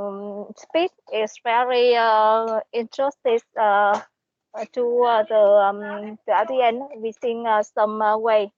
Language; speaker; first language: English; non-native, learner; Vietnamese